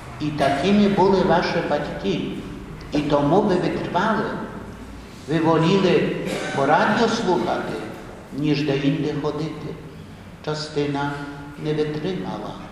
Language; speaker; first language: Ukrainian; early bilingual, heritage; Ukrainian